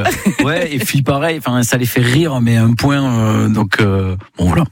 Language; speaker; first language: French; native; French